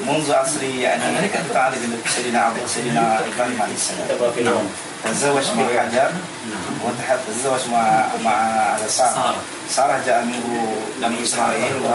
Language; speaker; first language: Arabic; non-native, fluent; Malay